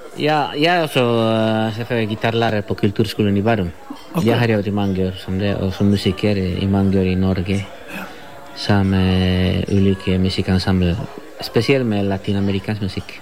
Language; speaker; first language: Norwegian; non-native, fluent; Spanish